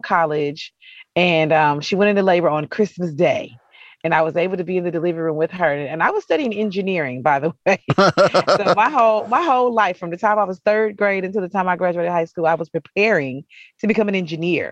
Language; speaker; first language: English; native; English